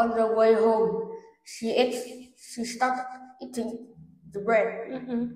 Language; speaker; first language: English; non-native, learner; Vietnamese